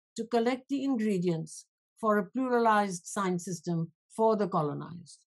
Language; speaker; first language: English; non-native, local second language; Bangla